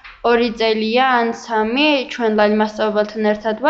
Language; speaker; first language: Georgian; non-native, local second language; Azerbaijani